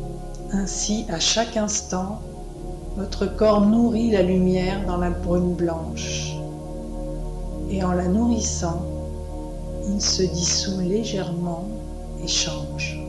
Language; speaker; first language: French; native; French